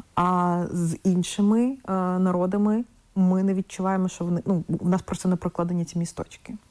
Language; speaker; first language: Ukrainian; non-native, local second language; Russian